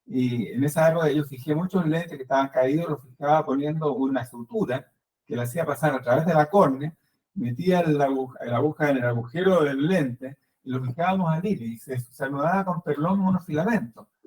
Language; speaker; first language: Spanish; native; Spanish